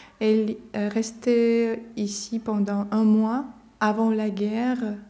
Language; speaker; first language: French; non-native, fluent; Russian